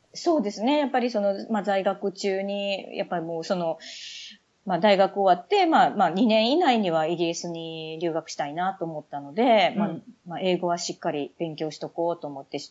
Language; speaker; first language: Japanese; native; Japanese